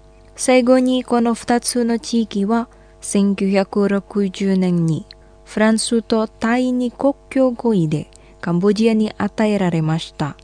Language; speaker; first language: Japanese; non-native, fluent; Indonesian